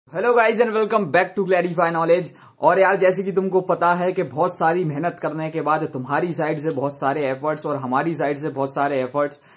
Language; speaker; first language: Hindi; native; Hindi